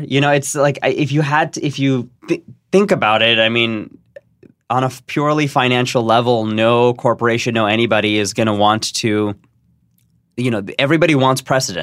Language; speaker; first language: English; native; English